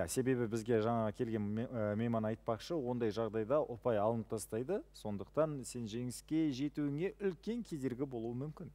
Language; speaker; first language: Kazakh; native; Kazakh